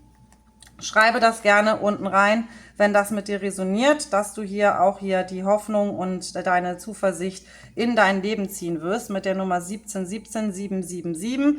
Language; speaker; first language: German; native; German